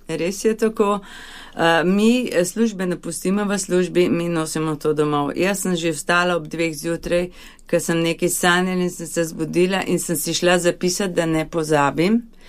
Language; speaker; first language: Slovenian; early bilingual, other home language; Hungarian